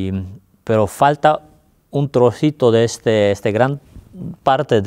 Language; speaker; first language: Spanish; non-native, fluent; Armenian